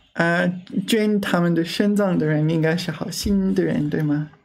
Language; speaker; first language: Chinese; non-native, learner; English